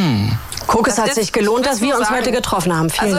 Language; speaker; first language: German; native; German